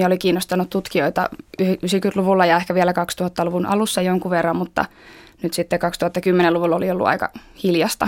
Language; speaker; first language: Finnish; native; Finnish